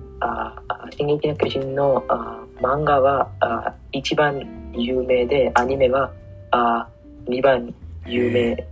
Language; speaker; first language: Japanese; non-native, learner; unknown